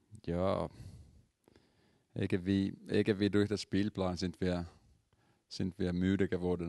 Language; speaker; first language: German; non-native, fluent; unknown